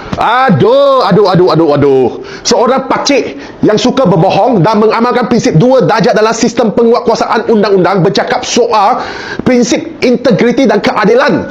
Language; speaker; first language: Malay; non-native, local second language; Chinese